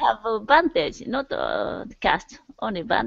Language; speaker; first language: English; non-native, learner; Japanese